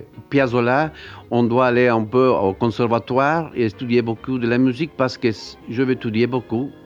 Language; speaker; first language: French; non-native, learner; Spanish